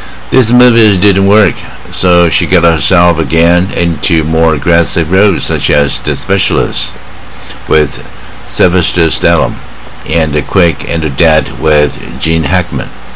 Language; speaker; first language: English; non-native, fluent; Chinese